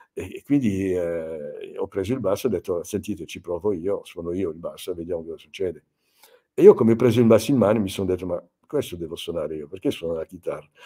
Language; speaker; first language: Italian; non-native, fluent; French